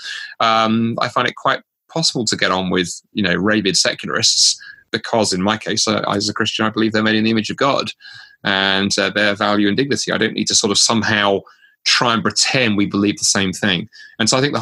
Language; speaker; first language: English; native; English